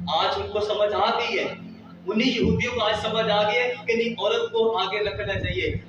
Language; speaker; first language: Urdu; non-native, local second language; Punjabi